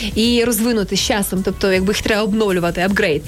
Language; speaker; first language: Ukrainian; native; Ukrainian